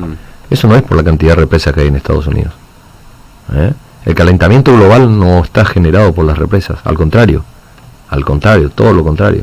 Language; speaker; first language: Spanish; native; Spanish